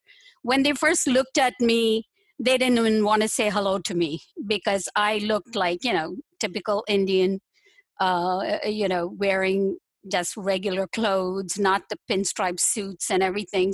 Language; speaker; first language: English; non-native, local second language; Tamil